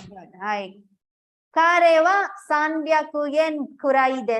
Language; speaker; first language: Japanese; non-native, fluent; Tamil